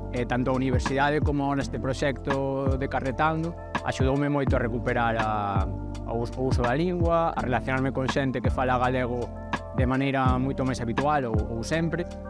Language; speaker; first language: Galician; non-native, local second language; Spanish